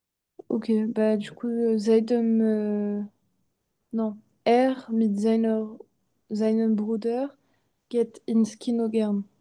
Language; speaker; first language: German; non-native, learner; French